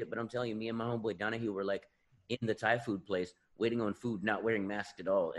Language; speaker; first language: English; native; English